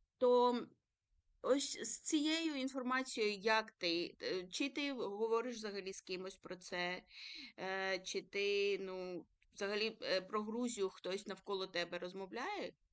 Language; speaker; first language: Ukrainian; early bilingual, other home language; Georgian